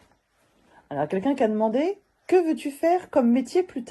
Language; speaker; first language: French; native; French